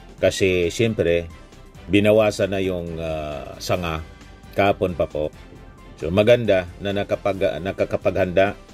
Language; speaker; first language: Filipino; non-native, local second language; Bikol